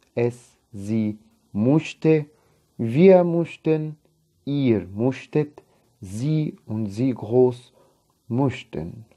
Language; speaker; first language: German; non-native, fluent; Arabic